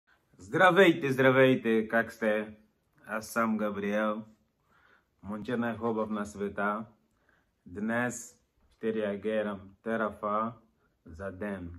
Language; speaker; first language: Bulgarian; non-native, learner; Portuguese